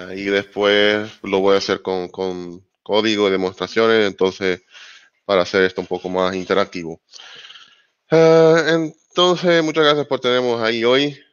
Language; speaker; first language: Spanish; native; Spanish